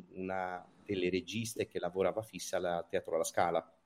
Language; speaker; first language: Italian; native; Italian